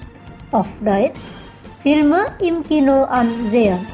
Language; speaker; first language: German; non-native, fluent; Indonesian